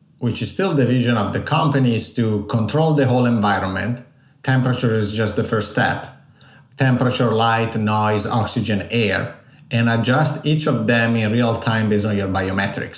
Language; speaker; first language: English; non-native, fluent; Italian